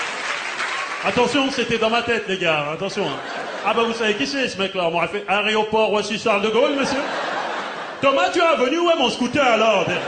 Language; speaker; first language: French; early bilingual, other home language; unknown